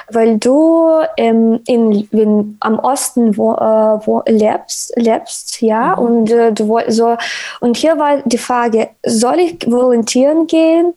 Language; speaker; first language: German; non-native, learner; Ukrainian